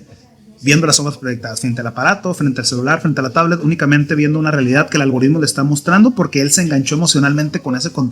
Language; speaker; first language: Spanish; native; Spanish